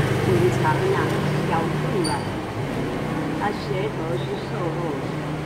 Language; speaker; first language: Chinese; non-native, local second language; Min Nan Chinese